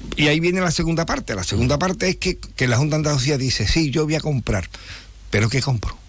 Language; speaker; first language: Spanish; native; Spanish